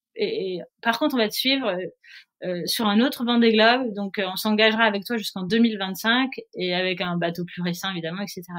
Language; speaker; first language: French; native; French